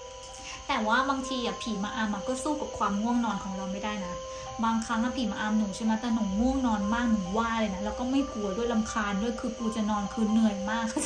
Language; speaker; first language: Thai; native; Thai